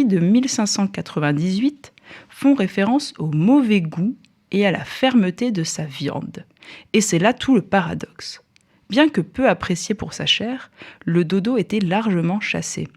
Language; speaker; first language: French; native; French